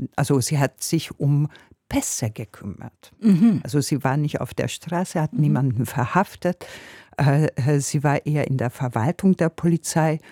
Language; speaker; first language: German; non-native, fluent; Hungarian